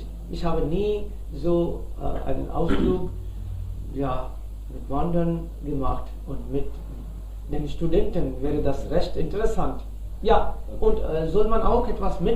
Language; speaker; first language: German; non-native, fluent; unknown